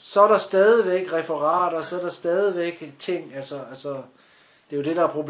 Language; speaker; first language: Danish; native; Danish